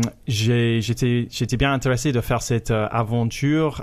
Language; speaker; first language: French; non-native, fluent; English